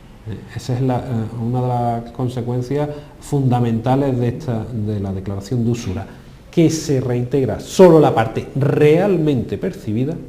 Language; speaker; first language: Spanish; native; Spanish